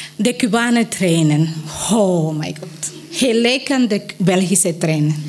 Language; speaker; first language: Dutch; non-native, learner; Spanish